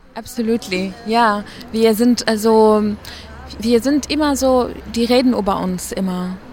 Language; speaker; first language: German; non-native, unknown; Arabic